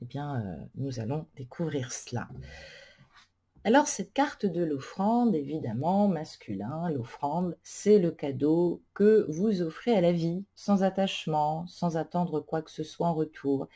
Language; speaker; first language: French; native; French